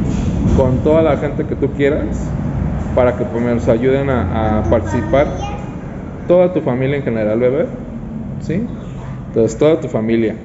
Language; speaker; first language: Spanish; native; Spanish